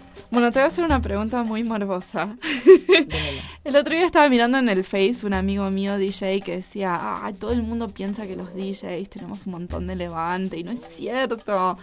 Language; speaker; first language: Spanish; native; Spanish